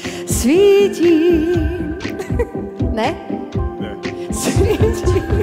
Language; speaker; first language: Czech; native; Czech